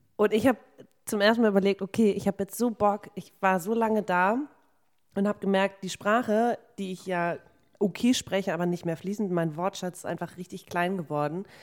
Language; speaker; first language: German; native; German